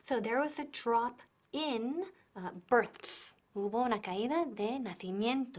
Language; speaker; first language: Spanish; non-native, fluent; English